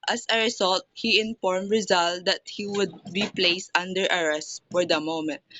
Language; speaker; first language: English; non-native, local second language; Filipino